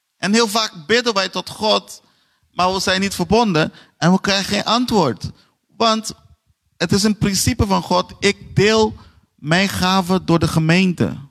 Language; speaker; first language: Dutch; non-native, fluent; Portuguese